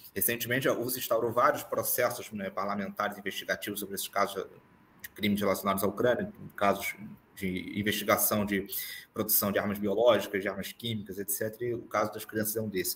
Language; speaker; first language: Portuguese; native; Portuguese